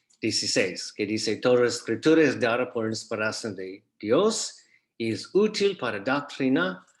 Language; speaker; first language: Spanish; non-native, fluent; English